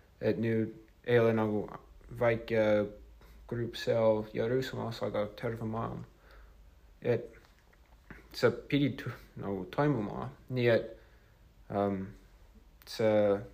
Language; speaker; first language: Estonian; non-native, fluent; English